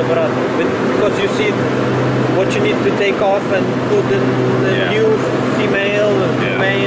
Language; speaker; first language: English; non-native, learner; Ukrainian